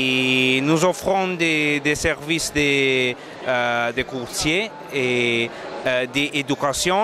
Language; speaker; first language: French; non-native, learner; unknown